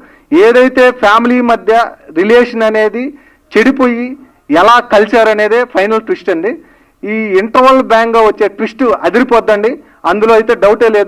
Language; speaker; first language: Telugu; native; Telugu